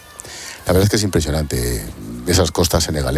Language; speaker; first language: Spanish; native; Spanish